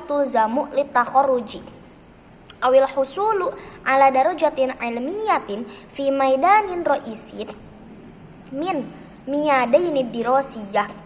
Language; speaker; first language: Arabic; non-native, learner; Indonesian